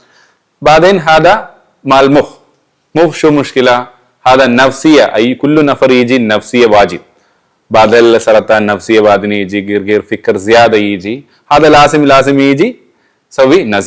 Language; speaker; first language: Arabic; non-native, learner; Malayalam